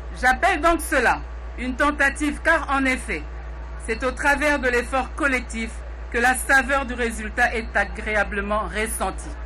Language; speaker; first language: French; non-native, local second language; Lingala